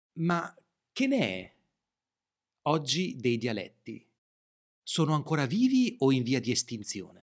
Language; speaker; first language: Italian; native; Italian